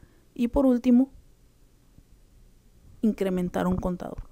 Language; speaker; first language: Spanish; native; Spanish